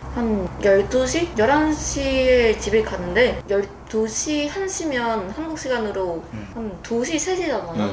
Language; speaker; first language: Korean; non-native, fluent; Vietnamese